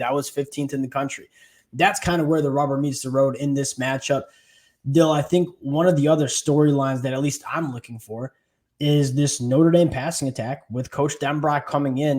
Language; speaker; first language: English; native; English